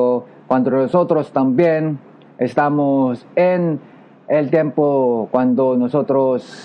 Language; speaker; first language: Spanish; non-native, learner; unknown